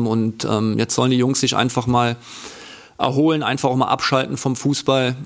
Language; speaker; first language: German; native; German